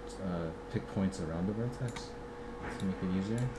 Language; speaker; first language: English; native; English